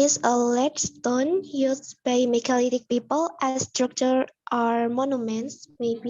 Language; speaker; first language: English; non-native, learner; Indonesian